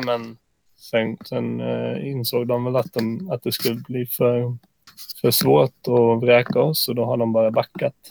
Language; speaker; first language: Swedish; native; Swedish